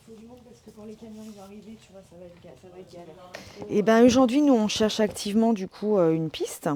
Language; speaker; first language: French; native; French